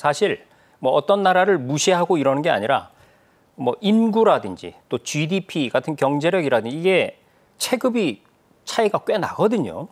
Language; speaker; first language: Korean; native; Korean